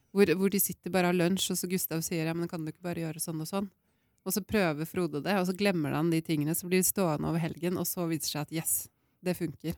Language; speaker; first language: Norwegian; native; Norwegian